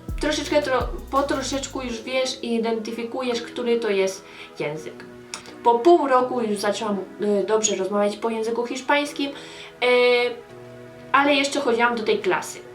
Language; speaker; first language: Polish; early bilingual, heritage; Polish